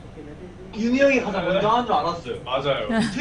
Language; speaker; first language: Korean; native; Korean